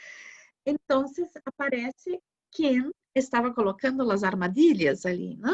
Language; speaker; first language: Spanish; non-native, learner; Portuguese